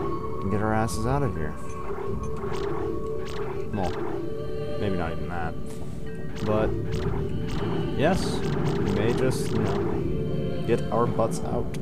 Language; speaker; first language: English; native; English